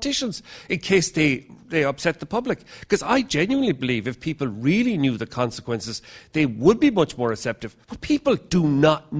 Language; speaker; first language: English; native; English